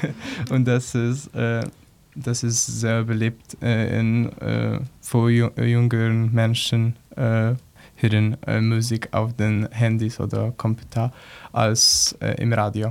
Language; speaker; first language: German; non-native, learner; Polish